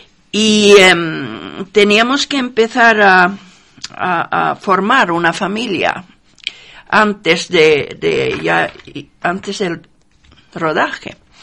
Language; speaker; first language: Spanish; non-native, fluent; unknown